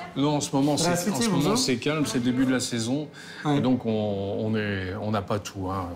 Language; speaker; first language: French; native; French